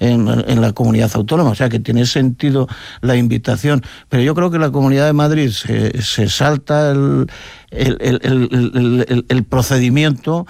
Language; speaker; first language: Spanish; native; Spanish